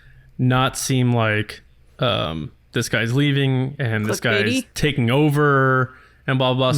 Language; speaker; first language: English; native; English